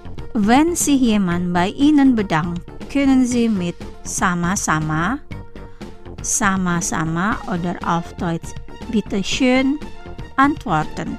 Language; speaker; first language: German; non-native, fluent; Indonesian